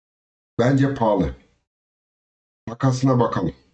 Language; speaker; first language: Turkish; native; Turkish